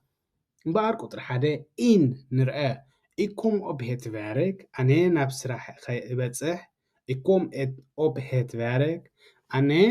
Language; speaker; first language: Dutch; non-native, fluent; Tigrinya